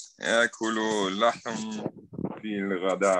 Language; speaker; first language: Arabic; non-native, learner; German